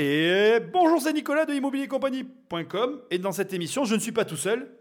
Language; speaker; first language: French; native; French